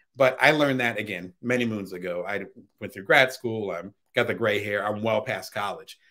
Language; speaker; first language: English; native; English